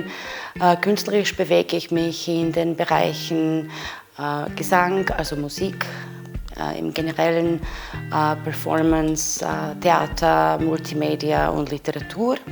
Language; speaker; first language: German; non-native, fluent; Serbian